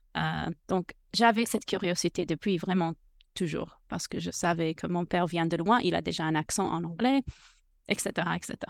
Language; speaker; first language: French; non-native, fluent; English